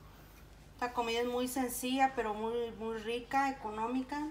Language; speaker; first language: Spanish; native; Spanish